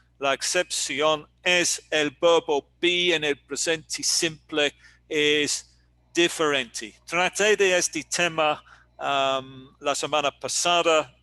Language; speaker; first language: Spanish; non-native, fluent; English